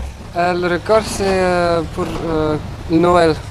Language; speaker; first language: French; non-native, local second language; Dutch